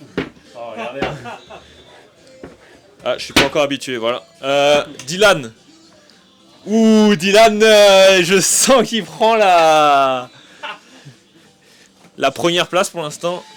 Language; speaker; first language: French; native; French